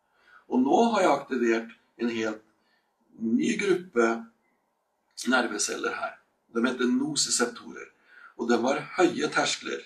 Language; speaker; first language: Norwegian; native; Norwegian